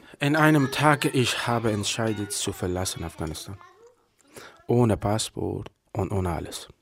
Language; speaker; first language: German; non-native, learner; Persian